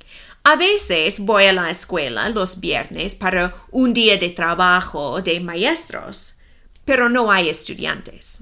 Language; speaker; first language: Spanish; non-native, fluent; English